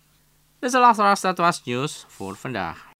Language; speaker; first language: Dutch; non-native, fluent; Indonesian